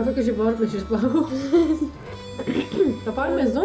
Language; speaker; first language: French; non-native, learner; Romanian